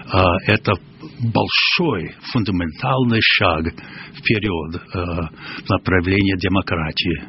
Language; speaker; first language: Russian; non-native, fluent; English